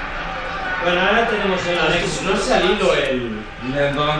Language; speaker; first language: Spanish; non-native, learner; Italian